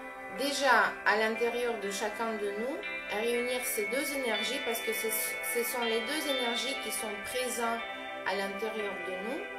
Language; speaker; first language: French; non-native, fluent; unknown